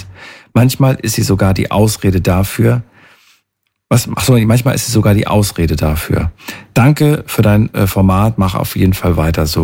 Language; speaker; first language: German; native; German